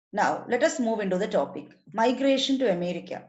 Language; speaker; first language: English; non-native, local second language; Malayalam